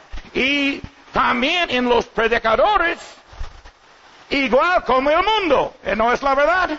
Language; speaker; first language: Spanish; non-native, learner; English